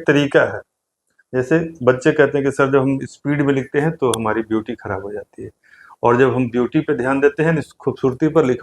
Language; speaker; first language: Hindi; native; Hindi